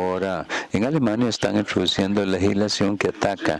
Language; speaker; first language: Spanish; non-native, fluent; German